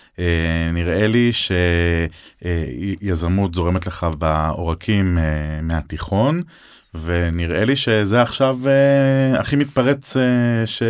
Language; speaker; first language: Hebrew; native; Hebrew